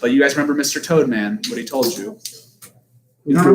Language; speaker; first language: English; native; English